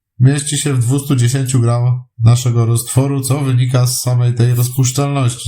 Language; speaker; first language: Polish; native; Polish